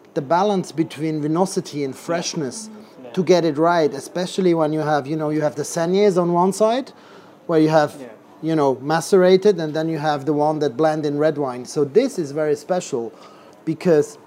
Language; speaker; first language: English; non-native, fluent; Swiss German